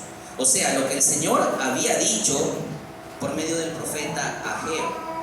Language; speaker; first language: Spanish; native; Spanish